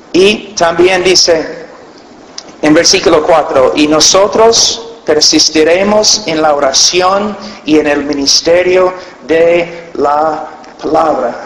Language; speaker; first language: Spanish; non-native, fluent; English